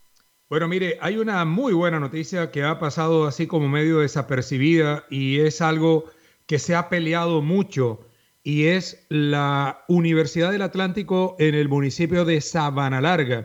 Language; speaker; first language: Spanish; native; Spanish